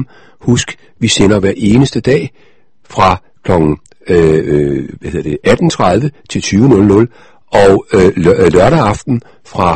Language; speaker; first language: Danish; native; Danish